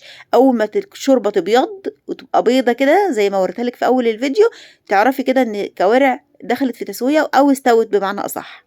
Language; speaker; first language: Arabic; native; Arabic